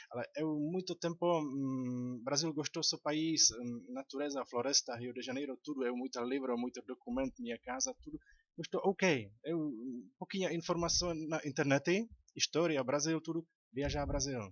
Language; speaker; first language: Portuguese; non-native, learner; Czech